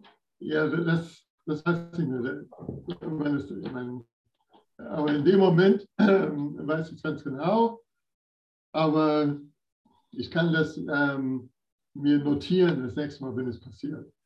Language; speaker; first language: German; non-native, fluent; English